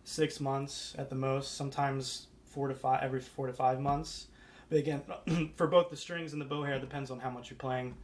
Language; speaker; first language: English; native; English